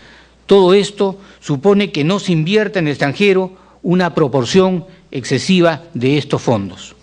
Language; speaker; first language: Spanish; native; Spanish